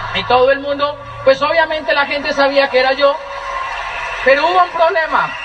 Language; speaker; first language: Spanish; native; Spanish